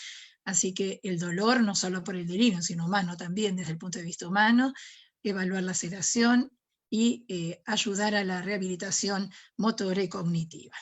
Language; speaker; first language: Spanish; native; Spanish